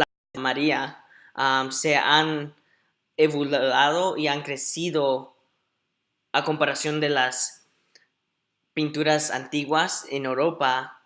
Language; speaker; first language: Spanish; early bilingual, heritage; Spanish